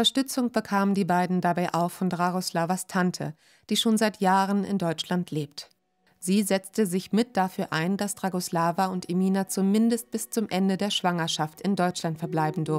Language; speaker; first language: German; native; German